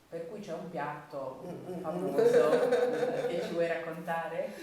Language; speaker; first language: Italian; native; Italian